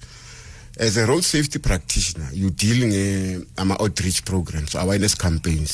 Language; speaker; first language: English; non-native, local second language; Zulu